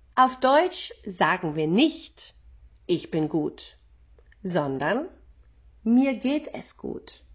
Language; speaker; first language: German; native; German